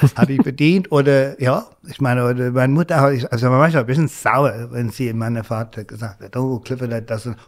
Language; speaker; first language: German; non-native, learner; English